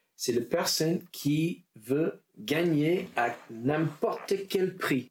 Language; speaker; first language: French; non-native, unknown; English